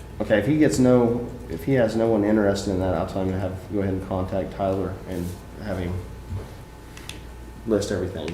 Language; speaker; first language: English; native; English